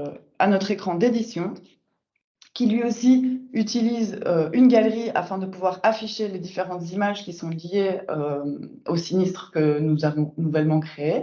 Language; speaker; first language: French; native; French